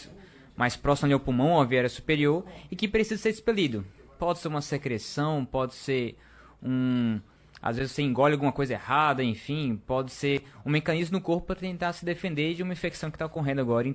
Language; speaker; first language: Portuguese; native; Portuguese